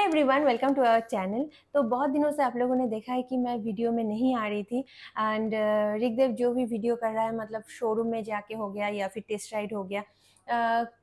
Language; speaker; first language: Hindi; non-native, local second language; Bangla